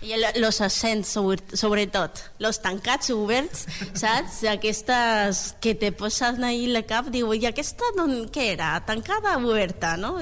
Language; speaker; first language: Catalan; non-native, learner; Spanish